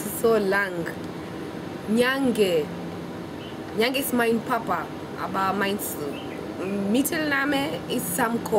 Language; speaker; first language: German; non-native, learner; Swahili